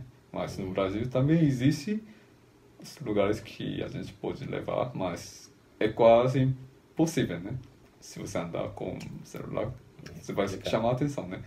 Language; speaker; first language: Portuguese; non-native, fluent; Korean